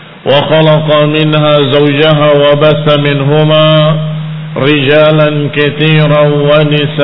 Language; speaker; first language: Arabic; non-native, fluent; Indonesian